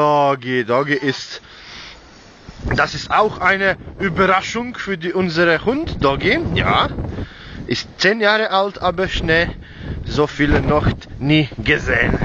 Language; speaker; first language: German; non-native, learner; Croatian